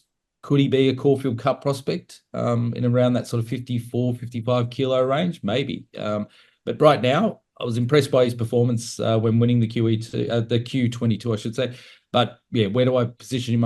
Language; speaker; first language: English; native; English